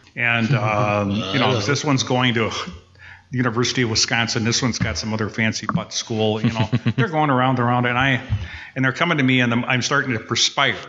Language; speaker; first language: English; native; English